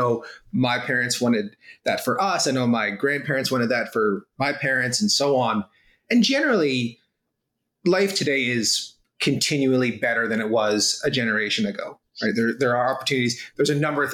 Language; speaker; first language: English; native; English